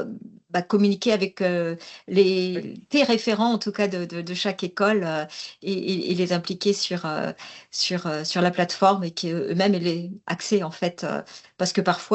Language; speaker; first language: French; native; French